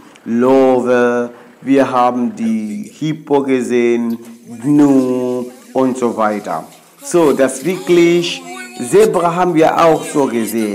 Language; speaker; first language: German; non-native, learner; Swahili